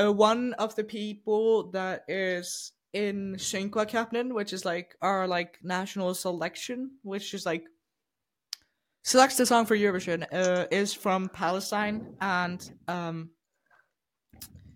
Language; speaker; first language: English; non-native, fluent; Icelandic